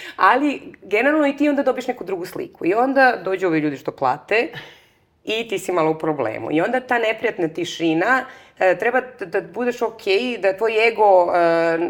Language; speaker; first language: Serbian; native; Serbian